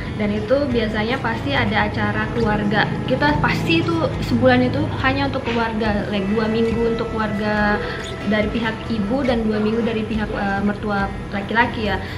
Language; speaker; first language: Indonesian; native; Indonesian